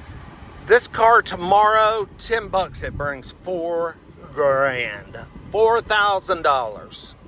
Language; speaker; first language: English; native; English